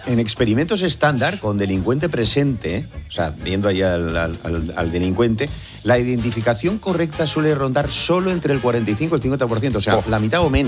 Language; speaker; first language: Spanish; native; Spanish